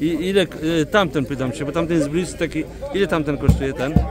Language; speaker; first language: Polish; native; Polish